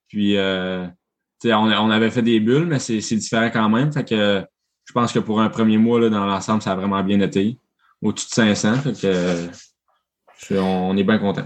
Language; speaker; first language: French; native; French